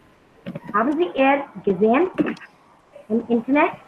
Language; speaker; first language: German; non-native, learner; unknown